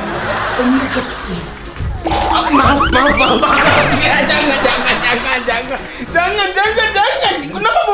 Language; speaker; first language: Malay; non-native, fluent; Japanese